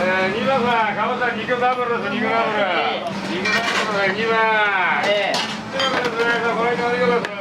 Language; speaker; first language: Japanese; native; Japanese